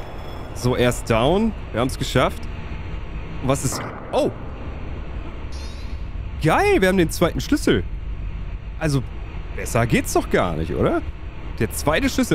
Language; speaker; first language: German; native; German